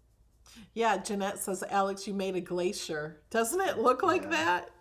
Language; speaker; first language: English; native; English